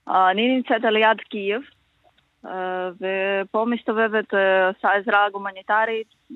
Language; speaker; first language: Hebrew; non-native, learner; Ukrainian